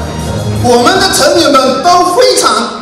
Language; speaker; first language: Chinese; native; Chinese